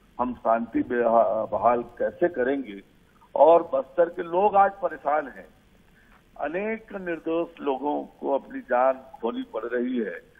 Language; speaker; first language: Hindi; native; Hindi